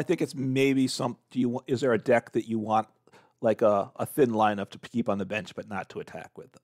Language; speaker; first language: English; native; English